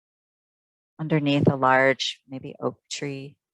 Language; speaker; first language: English; native; English